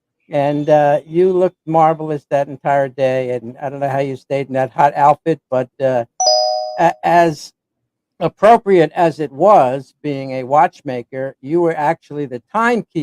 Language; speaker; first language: English; native; English